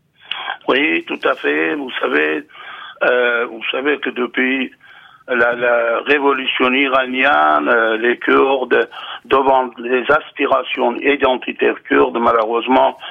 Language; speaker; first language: French; non-native, fluent; Kurdish